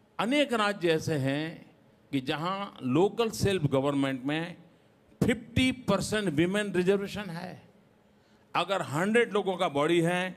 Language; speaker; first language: Hindi; non-native, local second language; Gujarati